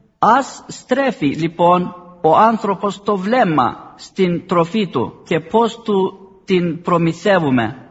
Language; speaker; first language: Greek; non-native, fluent; Arabic